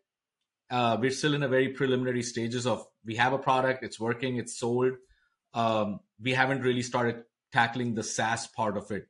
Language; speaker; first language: English; non-native, local second language; Hindi